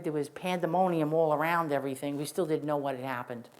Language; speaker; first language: English; native; English